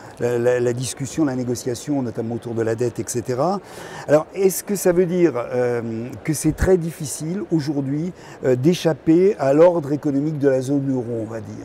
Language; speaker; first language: French; native; French